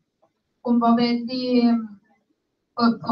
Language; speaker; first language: Swedish; non-native, learner; Spanish